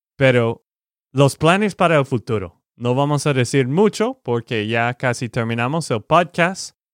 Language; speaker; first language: Spanish; non-native, fluent; English